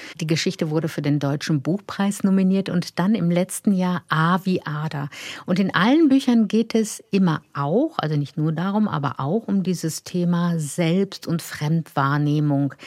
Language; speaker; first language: German; native; German